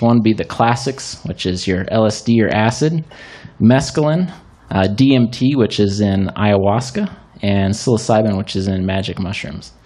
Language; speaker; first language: English; native; English